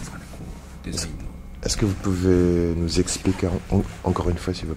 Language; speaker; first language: French; non-native, fluent; Japanese